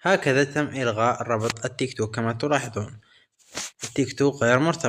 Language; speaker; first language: Arabic; native; Arabic